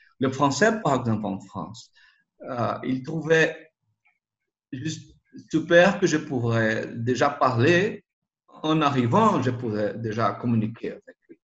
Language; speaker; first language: French; non-native, learner; Portuguese